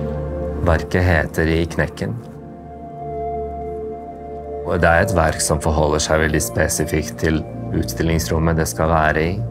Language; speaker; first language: Norwegian; early bilingual, other home language; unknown